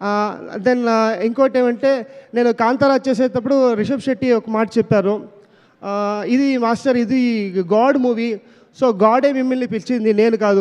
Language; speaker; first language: Telugu; non-native, learner; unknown